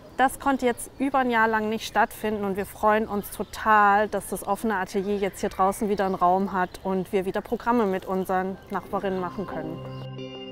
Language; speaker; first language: German; native; German